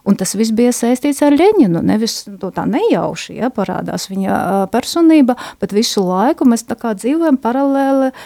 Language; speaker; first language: Latvian; non-native, local second language; Russian